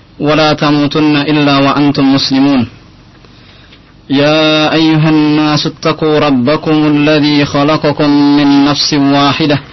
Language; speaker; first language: Arabic; non-native, fluent; Indonesian